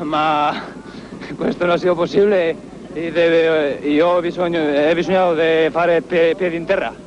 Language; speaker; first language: Italian; non-native, learner; Spanish